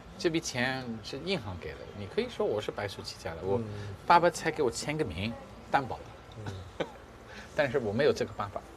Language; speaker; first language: Chinese; non-native, fluent; English